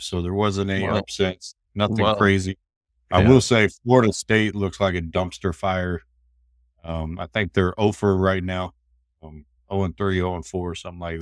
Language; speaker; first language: English; native; English